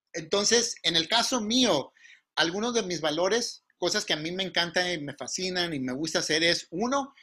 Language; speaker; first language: Spanish; native; Spanish